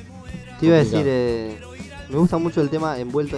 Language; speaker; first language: Spanish; native; Spanish